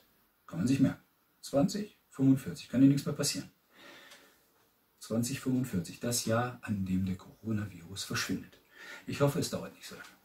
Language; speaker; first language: German; native; German